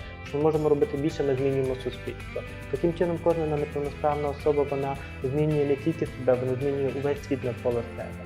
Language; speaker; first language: Ukrainian; native; Ukrainian